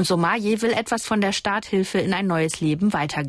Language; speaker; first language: German; native; German